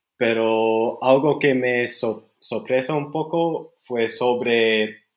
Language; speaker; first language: Spanish; non-native, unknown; Dutch